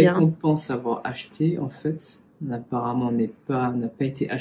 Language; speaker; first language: French; native; French